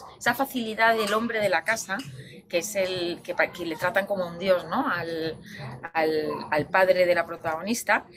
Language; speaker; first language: Spanish; native; Spanish